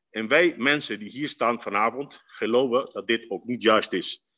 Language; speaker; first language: Dutch; non-native, fluent; Spanish